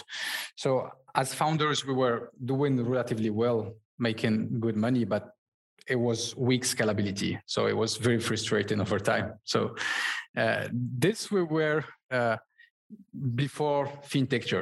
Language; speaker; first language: English; non-native, fluent; Berber languages